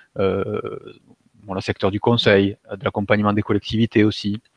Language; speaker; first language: French; native; French